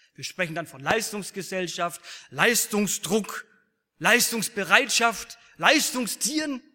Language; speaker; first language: German; native; German